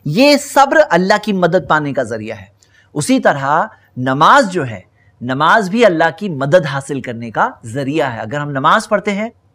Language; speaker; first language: Hindi; native; Hindi